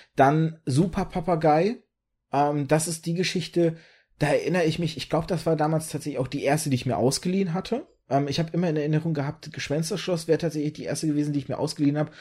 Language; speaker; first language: German; early bilingual, other home language; Russian